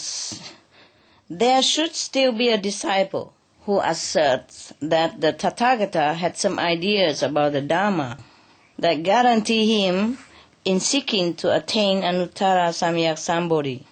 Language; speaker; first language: English; non-native, fluent; Vietnamese